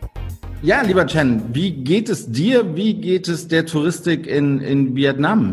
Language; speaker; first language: German; native; German